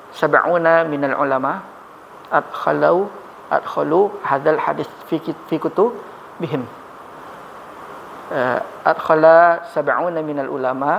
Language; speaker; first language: Arabic; non-native, fluent; Indonesian